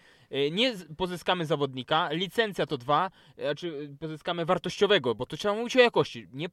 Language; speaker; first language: Polish; native; Polish